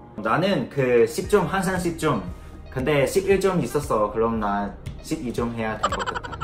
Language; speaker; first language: Korean; non-native, learner; Cantonese